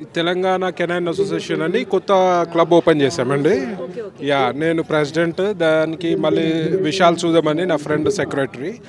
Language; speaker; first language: Telugu; native; Telugu